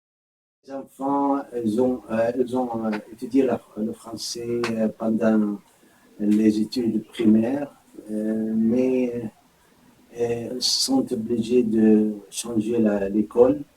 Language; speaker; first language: French; non-native, fluent; Arabic